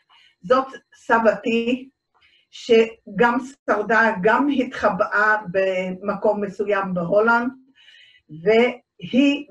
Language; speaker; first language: Hebrew; early bilingual, other home language; Dutch